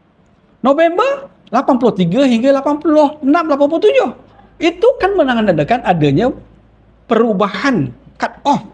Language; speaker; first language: Malay; native; Malay